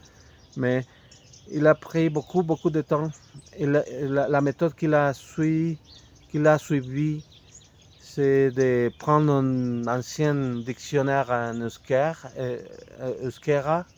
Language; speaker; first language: French; non-native, fluent; Spanish